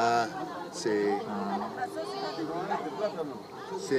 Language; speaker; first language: Spanish; non-native, learner; Japanese